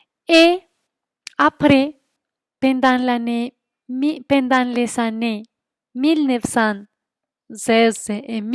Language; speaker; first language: French; non-native, fluent; Spanish